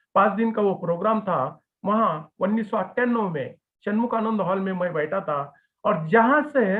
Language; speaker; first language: Hindi; non-native, local second language; Marathi